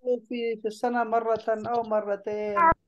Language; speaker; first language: Arabic; non-native, fluent; Urdu